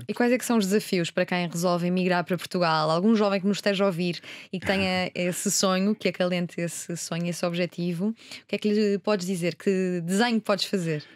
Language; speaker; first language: Portuguese; native; Portuguese